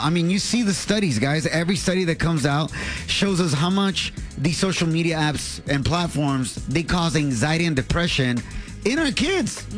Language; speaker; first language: English; early bilingual, other home language; Spanish